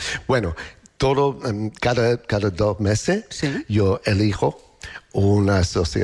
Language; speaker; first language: Spanish; non-native, learner; English